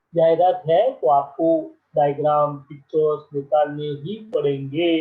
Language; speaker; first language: Hindi; non-native, local second language; Marathi